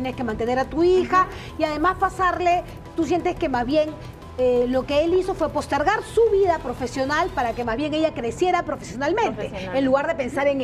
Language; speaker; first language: Spanish; native; Spanish